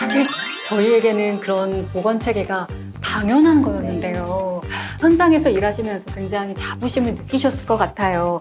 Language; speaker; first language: Korean; native; Korean